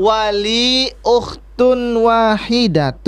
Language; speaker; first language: Arabic; non-native, fluent; Indonesian